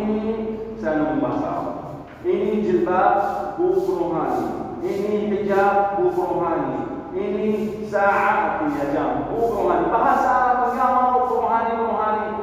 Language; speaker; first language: Indonesian; non-native, learner; Arabic